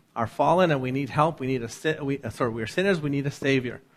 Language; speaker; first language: English; native; English